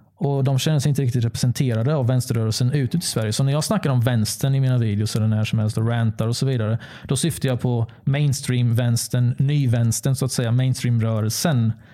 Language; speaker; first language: Swedish; early bilingual, other home language; Bosnian